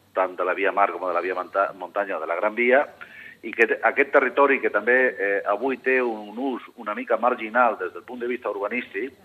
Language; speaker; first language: Catalan; non-native, local second language; Spanish